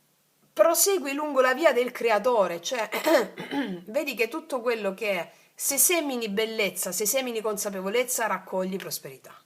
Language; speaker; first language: Italian; native; Italian